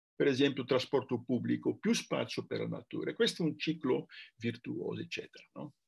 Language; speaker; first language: Italian; non-native, fluent; Dutch